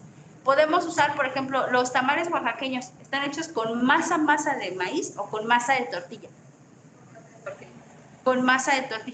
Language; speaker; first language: Spanish; native; Spanish